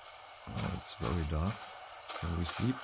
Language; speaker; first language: English; non-native, learner; German